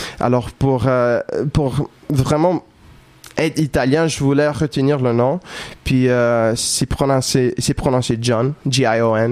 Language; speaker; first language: French; non-native, local second language; English